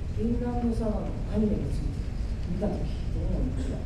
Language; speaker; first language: Japanese; native; Japanese